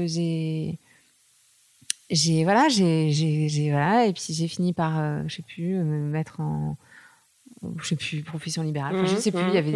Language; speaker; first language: French; native; French